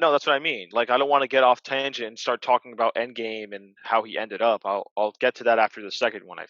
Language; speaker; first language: English; native; English